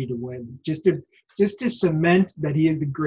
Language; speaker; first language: English; native; English